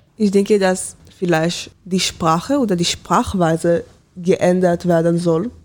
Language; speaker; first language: German; non-native, fluent; Hebrew